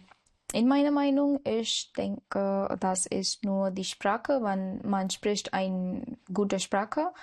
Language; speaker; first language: German; non-native, learner; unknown